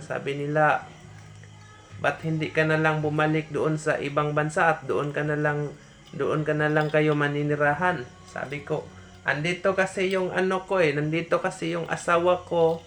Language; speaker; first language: Filipino; non-native, fluent; English